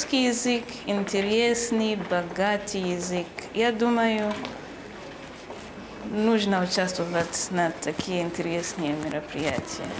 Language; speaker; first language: Russian; non-native, learner; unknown